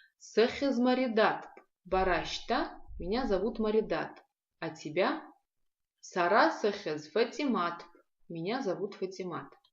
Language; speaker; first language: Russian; non-native, local second language; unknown